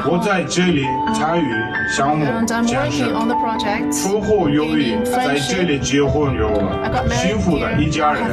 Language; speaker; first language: Chinese; non-native, fluent; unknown